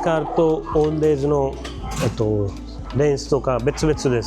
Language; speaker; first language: Japanese; non-native, learner; Hindi